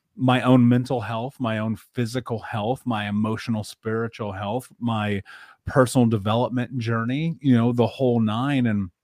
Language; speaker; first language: English; native; English